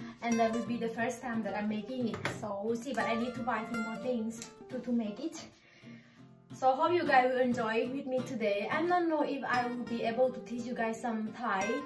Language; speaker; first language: English; non-native, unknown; Thai